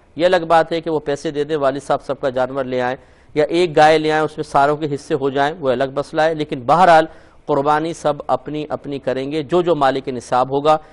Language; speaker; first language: Urdu; native; Urdu